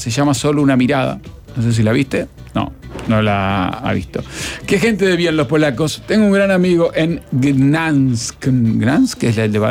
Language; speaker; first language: Spanish; native; Spanish